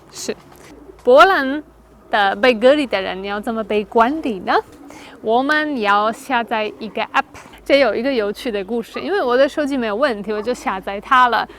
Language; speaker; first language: Chinese; non-native, fluent; Polish